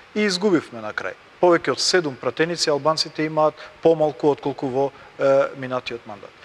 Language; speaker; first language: Macedonian; non-native, local second language; Albanian